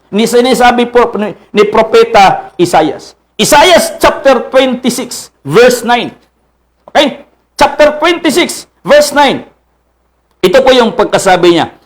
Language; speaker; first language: Filipino; non-native, local second language; Cebuano